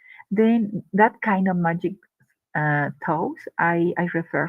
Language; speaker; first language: English; non-native, learner; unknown